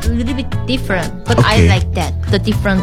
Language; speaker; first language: English; non-native, learner; Korean